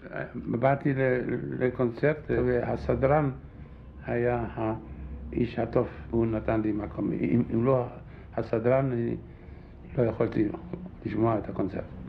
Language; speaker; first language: Hebrew; non-native, fluent; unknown